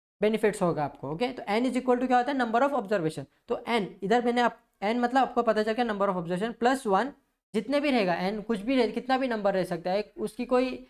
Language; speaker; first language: Hindi; non-native, local second language; Marathi